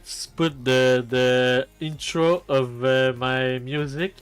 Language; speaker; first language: English; non-native, learner; French